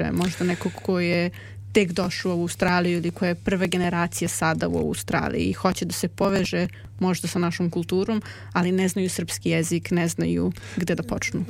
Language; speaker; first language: Croatian; native; Croatian